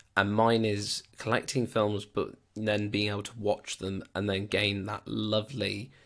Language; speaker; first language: English; native; English